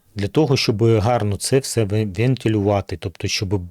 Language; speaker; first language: Ukrainian; native; Ukrainian